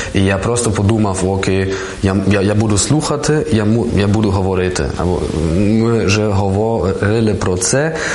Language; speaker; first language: Ukrainian; non-native, learner; German